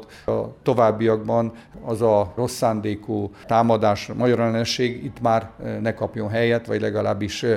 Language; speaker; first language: Hungarian; native; Hungarian